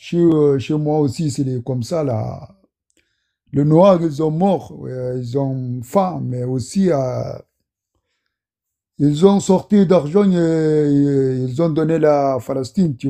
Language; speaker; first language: French; non-native, learner; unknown